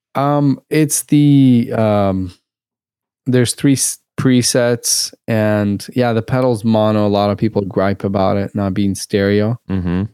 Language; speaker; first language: English; early bilingual, other home language; Russian